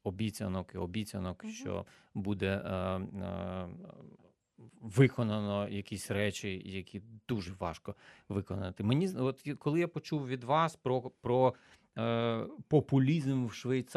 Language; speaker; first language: Ukrainian; native; Ukrainian